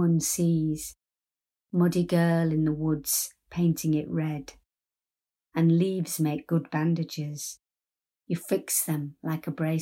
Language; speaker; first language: English; native; English